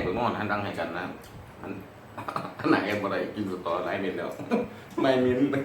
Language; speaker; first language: Thai; native; Thai